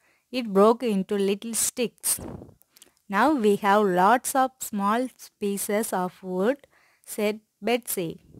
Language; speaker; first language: English; non-native, local second language; Tamil